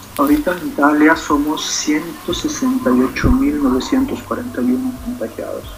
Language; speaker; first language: Spanish; native; Spanish